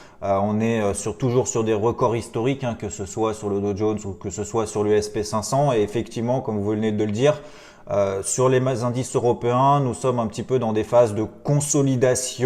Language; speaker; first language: French; native; French